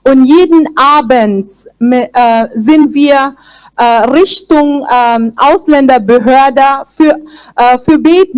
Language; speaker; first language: German; non-native, fluent; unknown